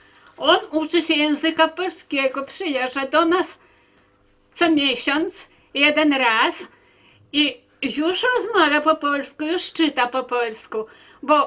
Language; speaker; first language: Polish; early bilingual, heritage; Polish